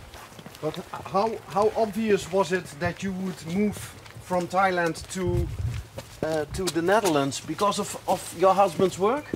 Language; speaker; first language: English; non-native, fluent; Dutch